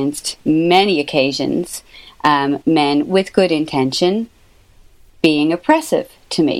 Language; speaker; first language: English; native; English